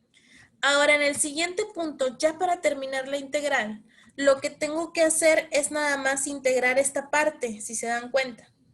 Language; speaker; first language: Spanish; native; Spanish